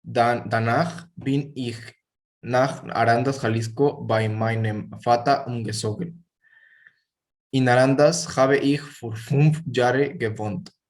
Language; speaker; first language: German; non-native, learner; Spanish